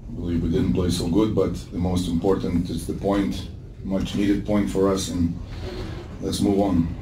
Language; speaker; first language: English; non-native, fluent; Lithuanian